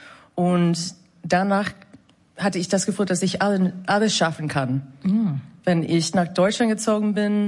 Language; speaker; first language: German; non-native, fluent; English